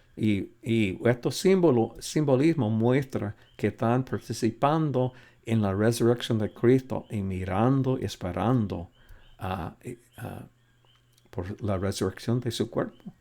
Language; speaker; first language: Spanish; non-native, fluent; English